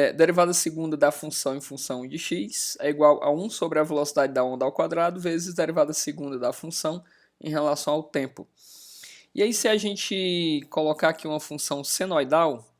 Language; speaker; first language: Portuguese; native; Portuguese